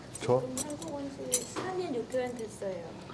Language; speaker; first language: Korean; non-native, learner; Vietnamese